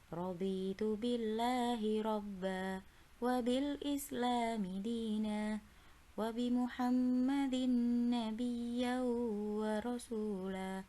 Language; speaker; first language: Arabic; non-native, learner; Indonesian